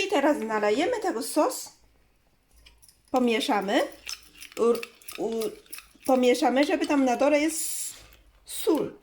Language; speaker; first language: Polish; non-native, learner; Chinese